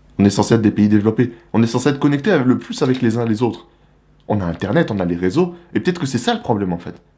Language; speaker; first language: French; native; French